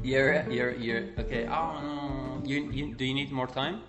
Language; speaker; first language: English; non-native, fluent; Spanish